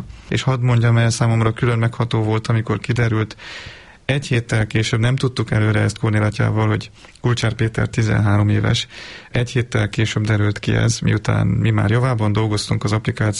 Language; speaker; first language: Hungarian; native; Hungarian